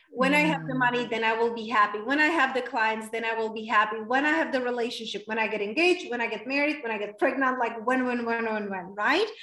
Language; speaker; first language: English; non-native, fluent; Czech